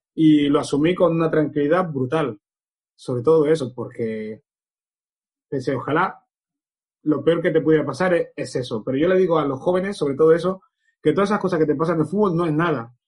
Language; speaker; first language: Spanish; native; Spanish